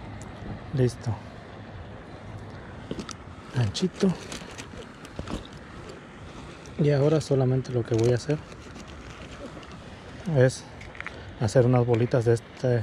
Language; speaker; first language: Spanish; native; Spanish